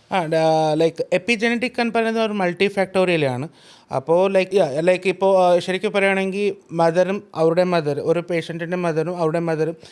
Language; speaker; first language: Malayalam; early bilingual, heritage; Malayalam